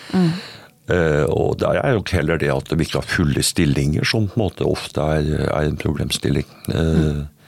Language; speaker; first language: Norwegian; native; Norwegian